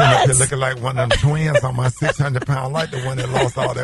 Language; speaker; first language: English; native; English